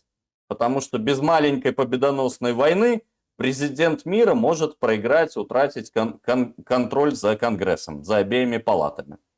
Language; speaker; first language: Russian; native; Russian